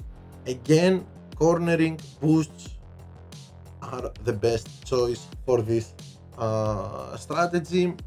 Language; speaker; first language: English; non-native, fluent; Greek